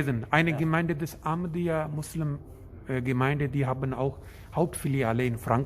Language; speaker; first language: German; non-native, learner; Urdu